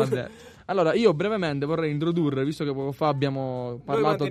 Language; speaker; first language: Italian; native; Italian